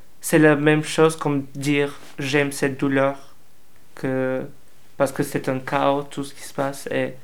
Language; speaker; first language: French; non-native, fluent; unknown